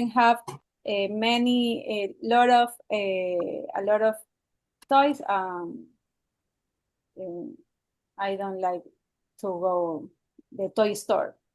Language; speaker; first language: English; non-native, learner; Spanish